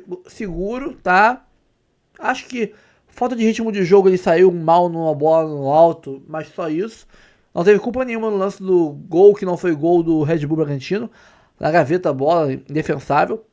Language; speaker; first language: Portuguese; native; Portuguese